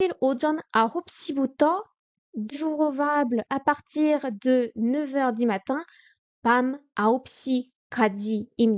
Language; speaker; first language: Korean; non-native, fluent; French